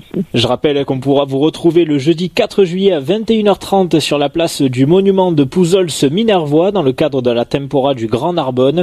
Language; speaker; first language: French; native; French